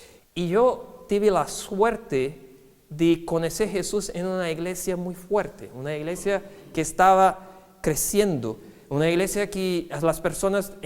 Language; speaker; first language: Spanish; non-native, fluent; Portuguese